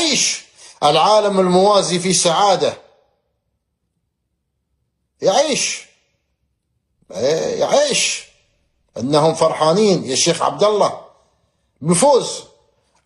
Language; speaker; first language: Arabic; native; Arabic